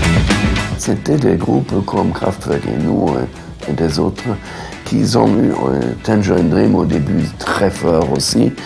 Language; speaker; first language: French; non-native, fluent; German